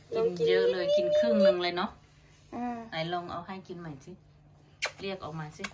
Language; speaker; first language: Thai; non-native, local second language; Lao